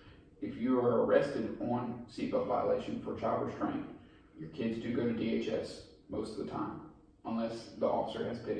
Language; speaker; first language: English; native; English